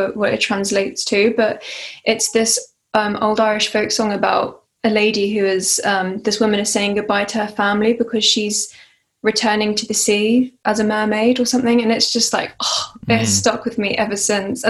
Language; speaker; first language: English; native; English